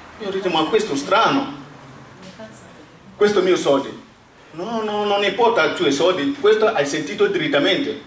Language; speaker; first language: Italian; non-native, learner; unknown